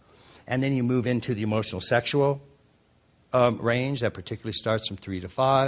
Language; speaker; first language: English; native; English